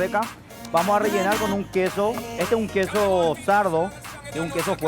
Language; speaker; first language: Spanish; native; Spanish